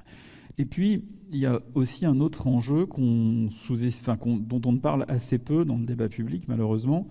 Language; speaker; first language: French; native; French